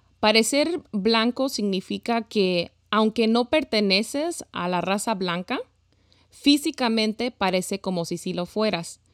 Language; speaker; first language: Spanish; early bilingual, heritage; Spanish